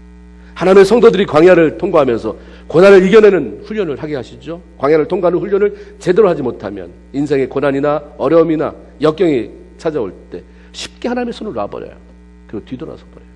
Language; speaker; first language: Korean; native; Korean